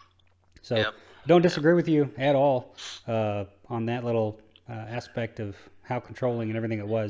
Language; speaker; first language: English; native; English